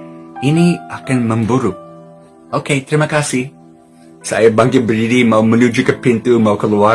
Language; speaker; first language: Indonesian; non-native, fluent; English